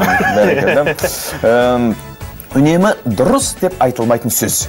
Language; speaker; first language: Kazakh; native; Kazakh